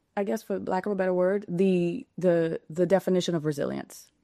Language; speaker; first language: English; early bilingual, other home language; Spanish